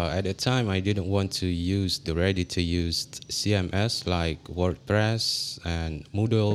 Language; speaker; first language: English; non-native, fluent; Indonesian